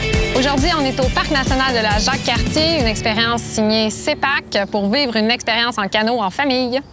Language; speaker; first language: French; native; French